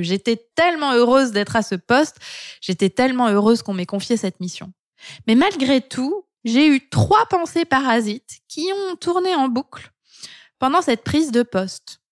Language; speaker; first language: French; native; French